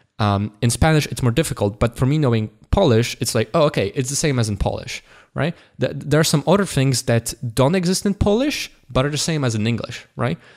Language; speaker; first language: English; non-native, fluent; Polish